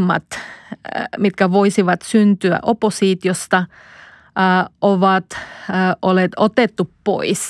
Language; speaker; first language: Finnish; non-native, fluent; Spanish